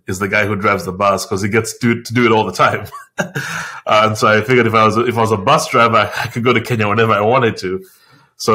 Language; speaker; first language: English; non-native, local second language; Ganda